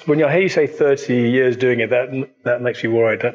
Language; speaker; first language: English; native; English